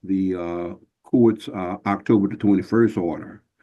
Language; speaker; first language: English; native; English